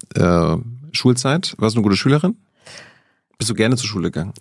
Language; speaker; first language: German; native; German